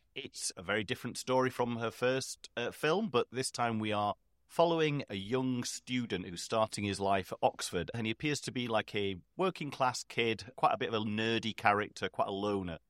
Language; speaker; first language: English; native; English